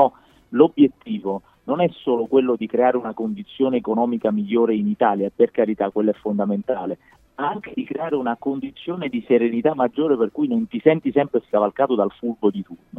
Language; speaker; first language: Italian; native; Italian